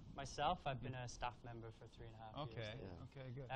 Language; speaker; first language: English; native; English